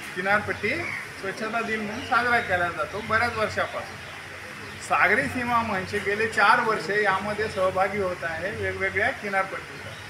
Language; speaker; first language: Marathi; native; Marathi